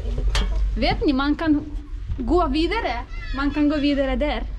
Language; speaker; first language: Swedish; non-native, fluent; Indonesian